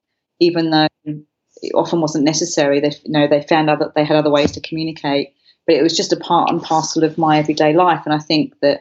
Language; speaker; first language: English; non-native, local second language; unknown